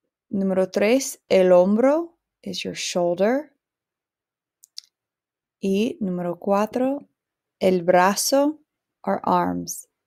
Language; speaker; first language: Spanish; non-native, fluent; English